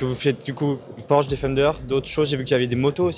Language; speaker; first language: French; native; French